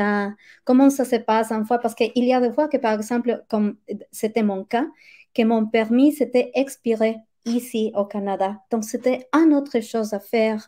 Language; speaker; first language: French; non-native, fluent; Spanish